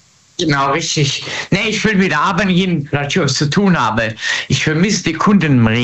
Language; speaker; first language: German; native; German